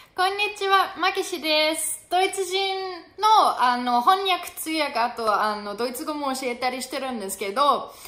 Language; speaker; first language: Japanese; non-native, fluent; German